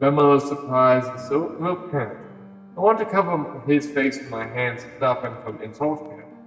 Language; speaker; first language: English; native; English